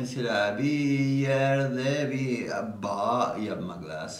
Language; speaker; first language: Turkish; non-native, learner; Spanish